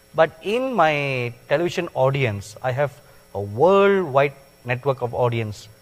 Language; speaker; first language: English; non-native, local second language; Tamil